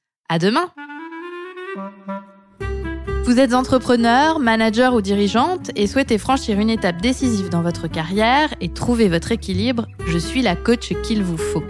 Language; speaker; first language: French; native; French